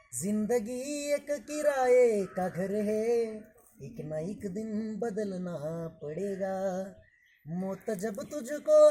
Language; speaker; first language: Hindi; non-native, local second language; Marathi